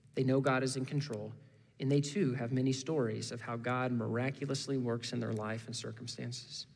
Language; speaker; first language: English; native; English